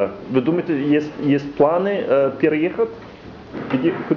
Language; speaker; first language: Russian; non-native, learner; English